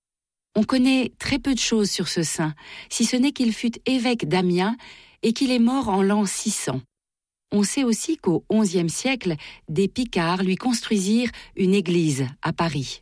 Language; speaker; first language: French; native; French